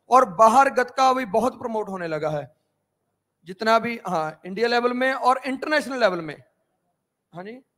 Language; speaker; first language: Hindi; non-native, local second language; Punjabi